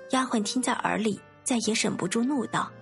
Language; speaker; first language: Chinese; native; Chinese